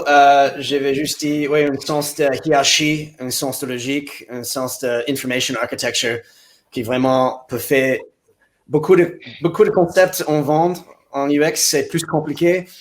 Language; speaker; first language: French; non-native, fluent; English